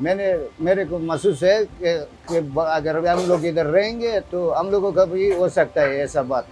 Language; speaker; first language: Hindi; non-native, fluent; Persian